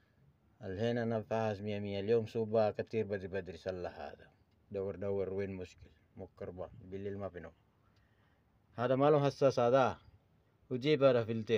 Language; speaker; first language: Arabic; non-native, learner; Filipino